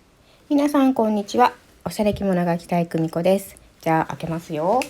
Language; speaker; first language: Japanese; native; Japanese